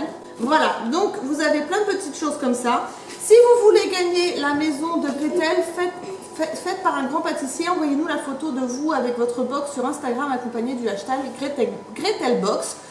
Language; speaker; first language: French; native; French